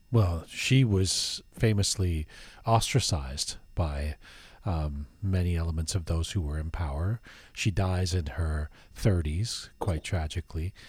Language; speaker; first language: English; early bilingual, other home language; Persian